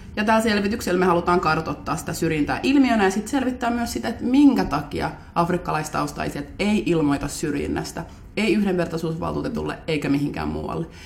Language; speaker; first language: Finnish; native; Finnish